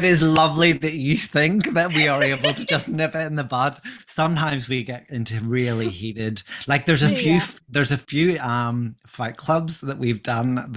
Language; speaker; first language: English; native; English